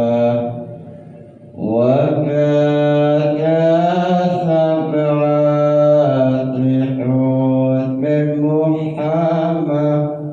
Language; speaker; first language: Arabic; non-native, fluent; Javanese